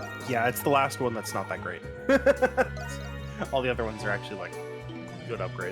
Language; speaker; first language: English; native; English